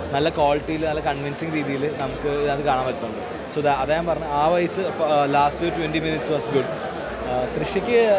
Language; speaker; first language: Malayalam; native; Malayalam